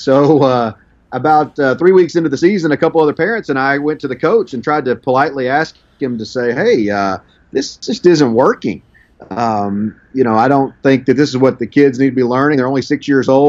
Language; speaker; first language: English; native; English